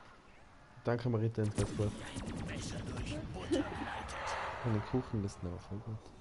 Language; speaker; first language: German; native; German